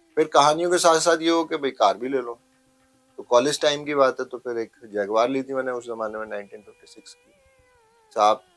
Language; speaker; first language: Hindi; native; Hindi